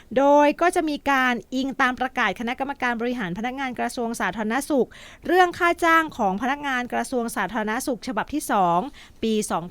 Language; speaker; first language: Thai; native; Thai